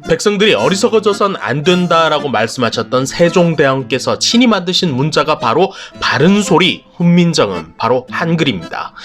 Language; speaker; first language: Korean; native; Korean